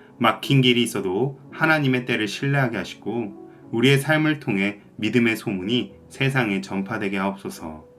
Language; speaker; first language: Korean; native; Korean